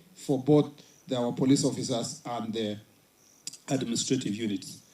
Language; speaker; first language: English; non-native, local second language; Swahili